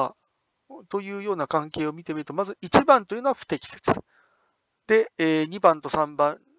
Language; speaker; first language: Japanese; native; Japanese